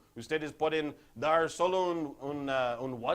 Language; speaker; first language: Spanish; non-native, fluent; English